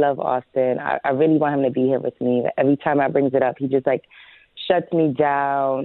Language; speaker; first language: English; native; English